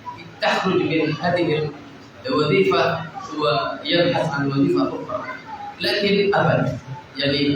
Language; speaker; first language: Arabic; non-native, fluent; Indonesian